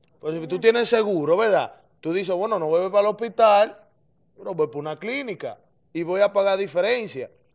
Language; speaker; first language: Spanish; native; Spanish